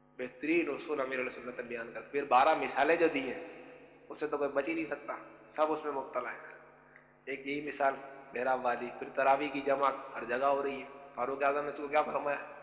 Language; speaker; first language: Urdu; native; Urdu